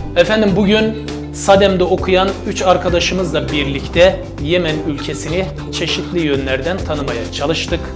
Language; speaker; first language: Turkish; native; Turkish